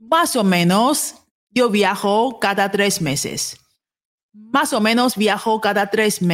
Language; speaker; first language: Spanish; non-native, fluent; Chinese